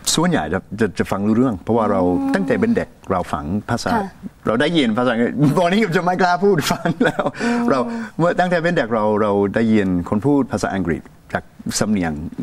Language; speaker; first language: Thai; non-native, fluent; English